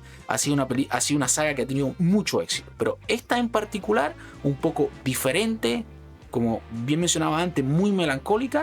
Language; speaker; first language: Spanish; native; Spanish